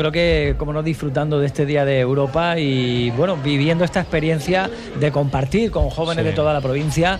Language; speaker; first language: Spanish; native; Spanish